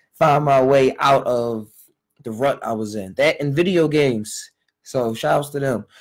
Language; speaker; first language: English; native; English